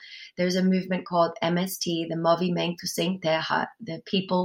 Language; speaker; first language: English; native; English